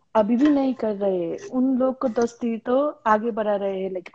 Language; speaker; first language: Hindi; non-native, local second language; Nepali